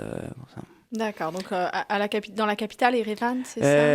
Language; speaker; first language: French; native; French